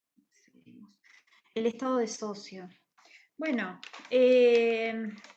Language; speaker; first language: Spanish; native; Spanish